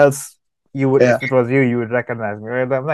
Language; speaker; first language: English; native; English